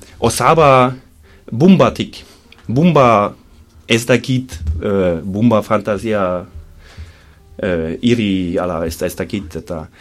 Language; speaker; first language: Basque; non-native, learner; German